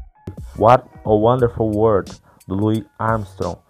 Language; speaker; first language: English; non-native, learner; Portuguese